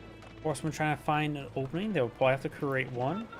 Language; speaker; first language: English; native; English